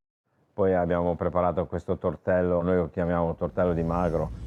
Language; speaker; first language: Italian; native; Italian